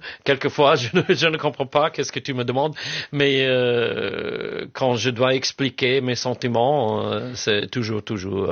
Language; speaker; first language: French; non-native, learner; English